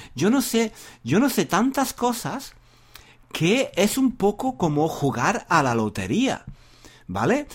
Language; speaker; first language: Spanish; native; Spanish